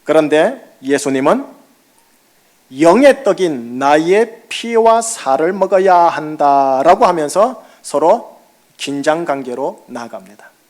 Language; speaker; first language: Korean; native; Korean